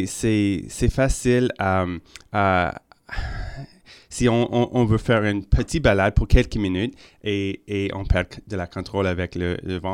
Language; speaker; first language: French; non-native, local second language; English